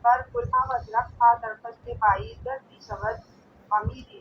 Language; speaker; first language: Persian; non-native, learner; Urdu